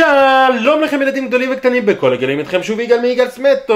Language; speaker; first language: Hebrew; native; Hebrew